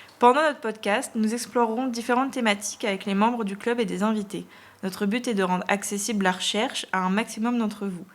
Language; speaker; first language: French; native; French